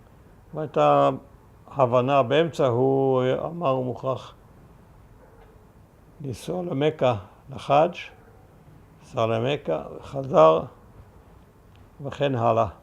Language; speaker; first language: Hebrew; early bilingual, other home language; German